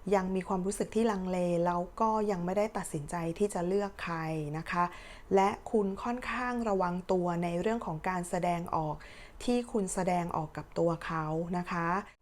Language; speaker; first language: Thai; native; Thai